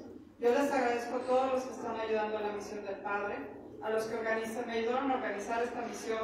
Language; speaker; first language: Spanish; native; Spanish